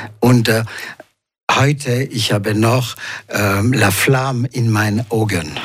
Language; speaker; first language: German; non-native, local second language; French